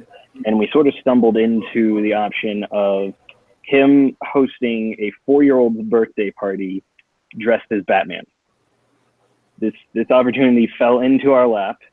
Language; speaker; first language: English; native; English